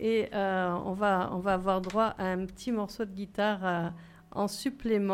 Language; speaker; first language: French; native; French